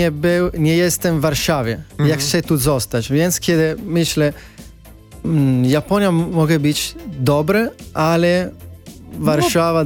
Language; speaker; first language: Polish; non-native, learner; Italian